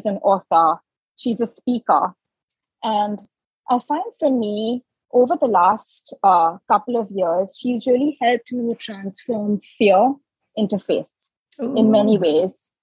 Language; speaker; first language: English; non-native, local second language; Hindi